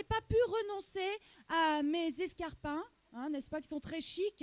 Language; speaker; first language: French; native; French